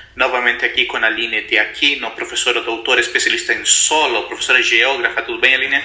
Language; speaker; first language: Portuguese; non-native, fluent; Spanish